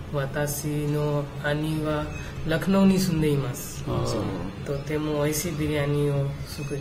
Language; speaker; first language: Japanese; non-native, learner; Nepali